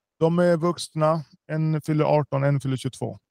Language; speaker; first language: Swedish; early bilingual, other home language; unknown